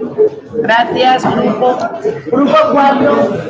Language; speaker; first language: Spanish; native; Spanish